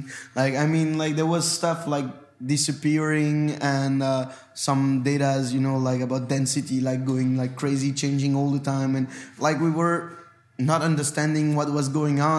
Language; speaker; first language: English; non-native, fluent; French